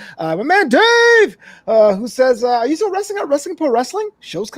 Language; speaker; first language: English; native; English